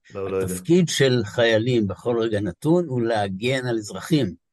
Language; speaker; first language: Hebrew; native; Hebrew